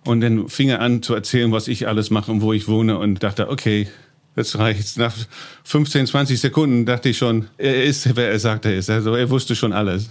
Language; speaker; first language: German; non-native, fluent; English